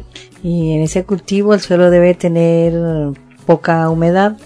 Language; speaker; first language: Spanish; native; Spanish